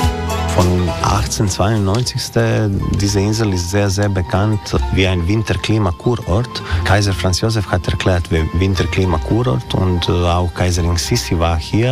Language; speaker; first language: German; non-native, learner; Croatian